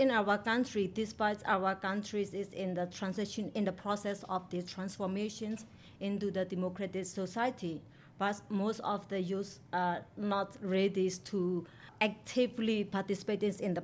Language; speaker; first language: English; non-native, learner; Burmese